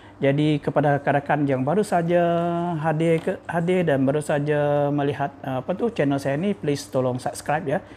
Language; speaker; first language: Malay; native; Malay